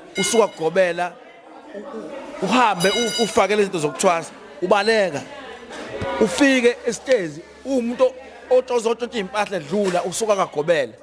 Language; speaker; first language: Zulu; native; Zulu